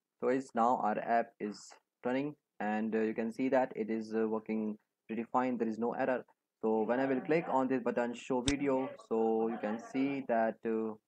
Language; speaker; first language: English; non-native, local second language; Hindi